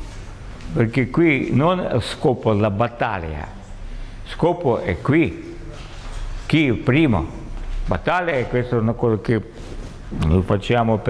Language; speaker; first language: Italian; non-native, learner; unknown